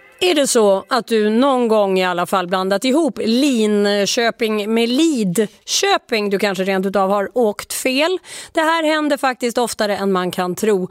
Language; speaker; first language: Swedish; native; Swedish